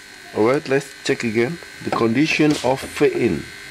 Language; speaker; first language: English; non-native, learner; Javanese